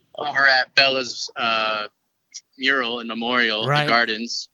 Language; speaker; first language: English; native; English